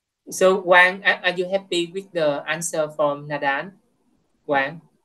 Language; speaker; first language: English; non-native, fluent; Vietnamese